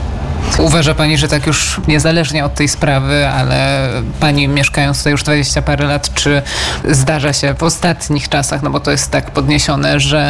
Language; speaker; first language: Polish; native; Polish